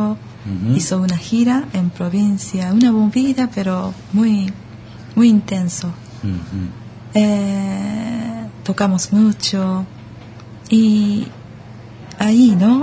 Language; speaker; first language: Spanish; early bilingual, other home language; Japanese